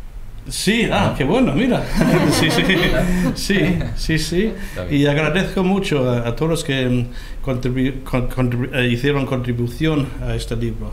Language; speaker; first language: Spanish; non-native, fluent; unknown